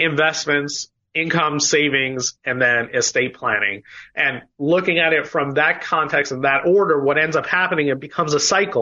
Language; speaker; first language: English; native; English